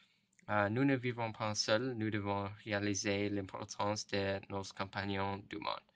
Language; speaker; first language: French; non-native, learner; English